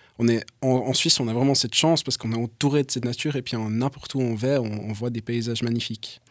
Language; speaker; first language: French; early bilingual, other home language; English